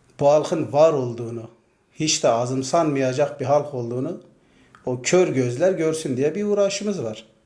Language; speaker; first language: Turkish; non-native, local second language; Zaza